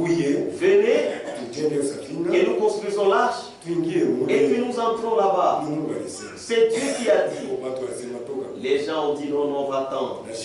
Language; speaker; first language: French; non-native, local second language; Swahili